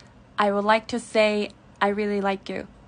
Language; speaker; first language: English; non-native, fluent; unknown